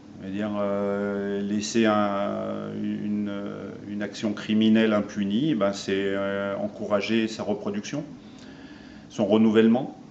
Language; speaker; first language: French; early bilingual, other home language; Armenian